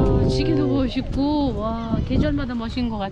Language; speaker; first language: Korean; non-native, fluent; Uzbek